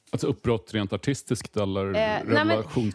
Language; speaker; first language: Swedish; native; Swedish